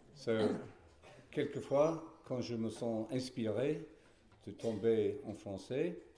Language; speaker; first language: French; non-native, fluent; English